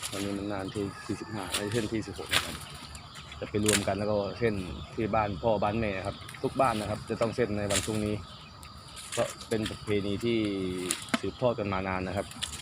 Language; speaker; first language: Thai; non-native, local second language; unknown